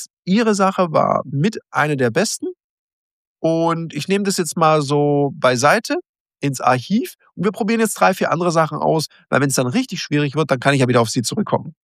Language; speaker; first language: German; native; German